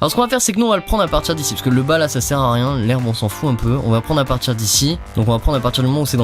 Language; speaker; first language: French; native; French